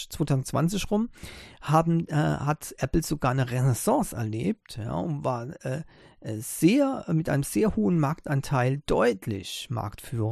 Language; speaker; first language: German; native; German